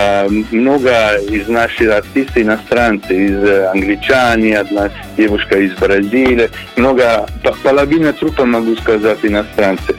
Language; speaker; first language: Russian; non-native, learner; Italian